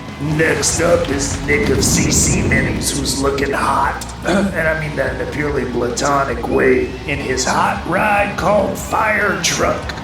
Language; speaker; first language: English; native; English